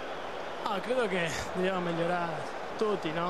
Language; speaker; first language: Italian; non-native, fluent; Spanish